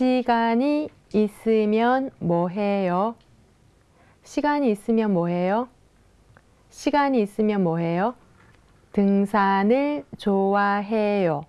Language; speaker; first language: Korean; non-native, fluent; Thai